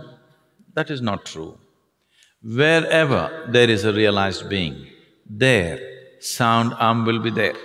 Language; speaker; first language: English; non-native, local second language; Tamil